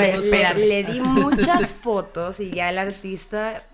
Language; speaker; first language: Spanish; native; Spanish